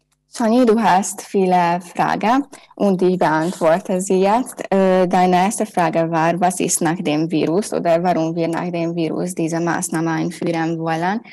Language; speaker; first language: German; non-native, learner; Hungarian